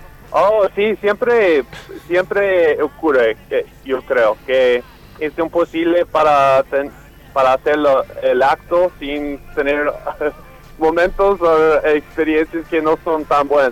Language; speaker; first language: Spanish; non-native, learner; English